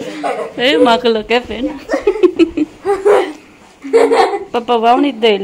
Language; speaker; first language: Dutch; non-native, learner; Filipino